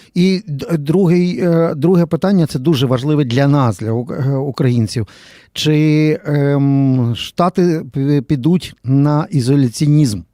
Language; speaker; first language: Ukrainian; native; Ukrainian